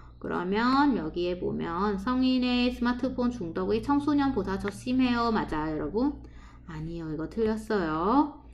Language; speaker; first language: Korean; non-native, fluent; Vietnamese